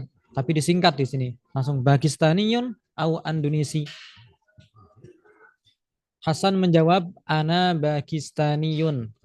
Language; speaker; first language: Indonesian; native; Indonesian